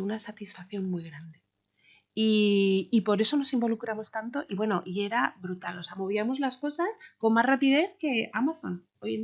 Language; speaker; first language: Spanish; native; Spanish